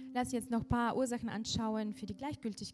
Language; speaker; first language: German; non-native, fluent; Russian